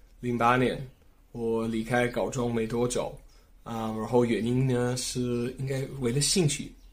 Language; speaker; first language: Chinese; non-native, fluent; English